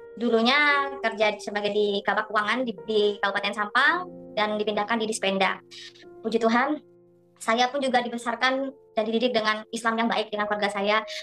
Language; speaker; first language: Indonesian; non-native, local second language; Madurese